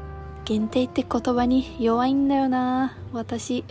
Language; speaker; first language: Japanese; non-native, fluent; Russian